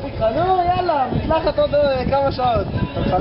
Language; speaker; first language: Hebrew; native; Hebrew